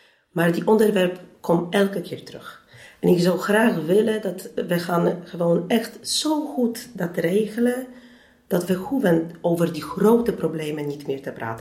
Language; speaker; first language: Dutch; non-native, fluent; Polish